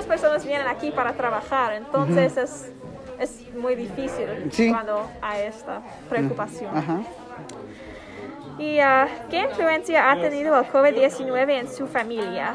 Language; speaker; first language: Spanish; non-native, fluent; English